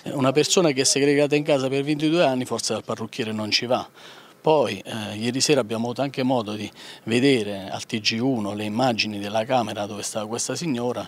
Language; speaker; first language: Italian; native; Italian